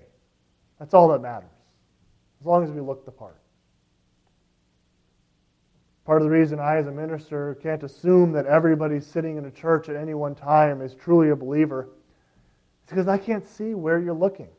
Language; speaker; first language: English; native; English